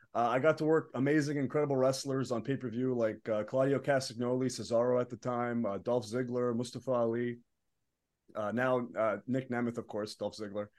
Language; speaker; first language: English; early bilingual, other home language; Arabic